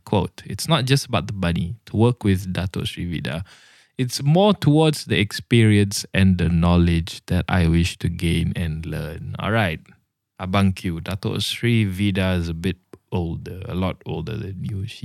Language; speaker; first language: English; non-native, local second language; Malay